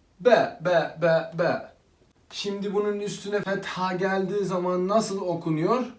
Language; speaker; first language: Turkish; non-native, fluent; Arabic